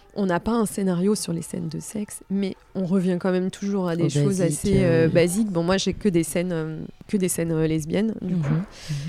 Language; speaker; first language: French; native; French